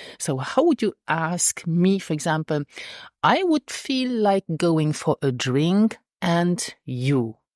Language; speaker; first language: English; non-native, fluent; Luxembourgish